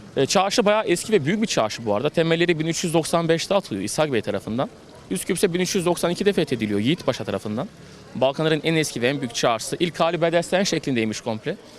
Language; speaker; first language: Turkish; native; Turkish